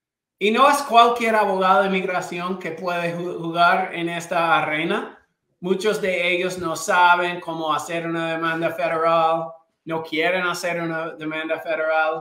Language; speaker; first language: Spanish; non-native, fluent; English